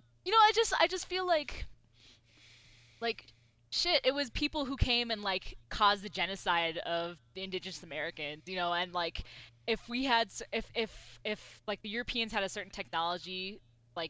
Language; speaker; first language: English; early bilingual, other home language; Persian